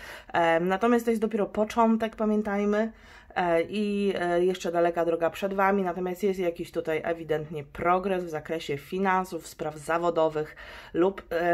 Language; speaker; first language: Polish; native; Polish